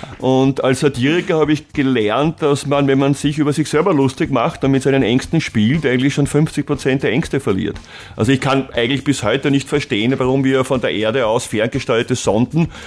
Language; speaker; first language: German; native; German